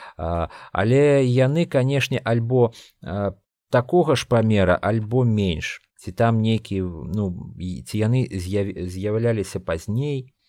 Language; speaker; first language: Belarusian; non-native, local second language; Russian